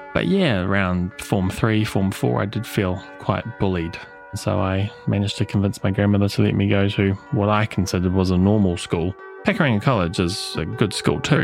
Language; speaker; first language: English; native; English